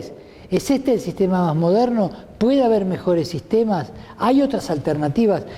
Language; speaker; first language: Spanish; native; Spanish